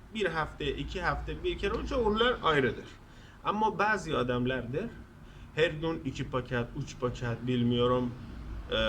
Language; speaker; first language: Turkish; non-native, fluent; Persian